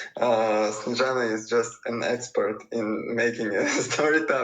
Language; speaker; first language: English; non-native, fluent; Russian